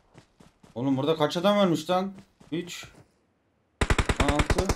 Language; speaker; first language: Turkish; native; Turkish